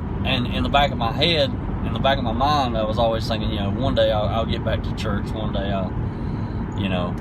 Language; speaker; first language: English; native; English